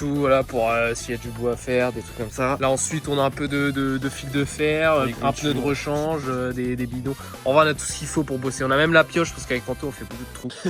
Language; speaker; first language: French; native; French